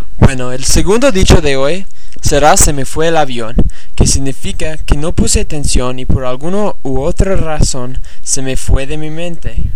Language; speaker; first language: Spanish; non-native, learner; English